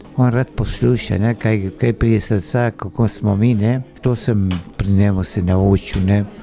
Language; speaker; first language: Slovenian; early bilingual, heritage; Slovenian